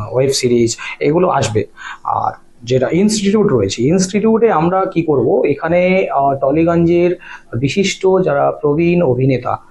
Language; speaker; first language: Bangla; native; Bangla